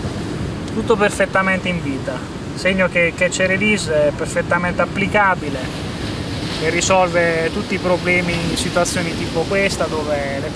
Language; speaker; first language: Italian; native; Italian